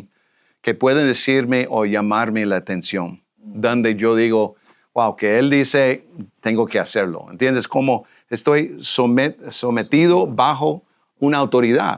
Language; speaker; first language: Spanish; non-native, fluent; English